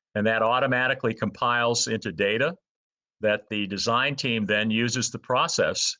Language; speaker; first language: English; native; English